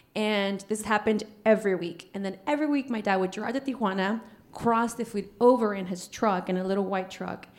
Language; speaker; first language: English; early bilingual, other home language; Spanish